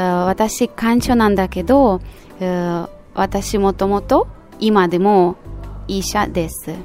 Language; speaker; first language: Japanese; non-native, fluent; Russian